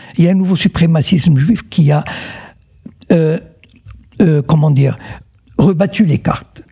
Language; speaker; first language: French; non-native, local second language; Arabic